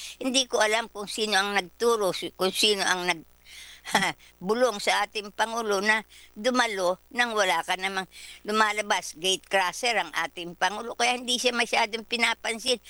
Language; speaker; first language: Filipino; native; Filipino